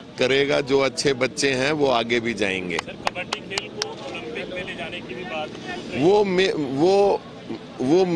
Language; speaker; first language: Hindi; native; Hindi